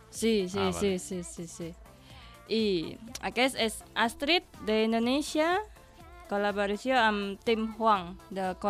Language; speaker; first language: Catalan; non-native, learner; Indonesian